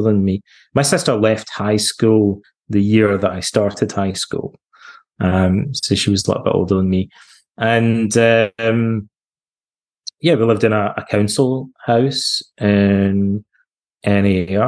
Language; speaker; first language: English; native; English